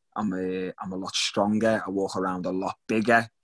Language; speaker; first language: English; native; English